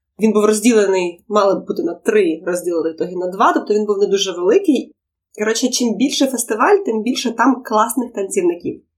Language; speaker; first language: Ukrainian; non-native, local second language; Russian